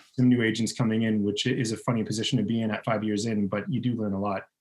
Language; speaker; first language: English; native; English